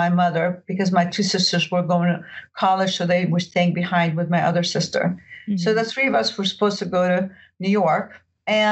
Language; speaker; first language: English; early bilingual, other home language; Arabic